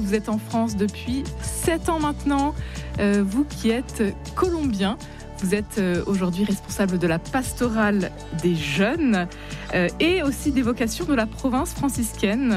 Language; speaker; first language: French; native; French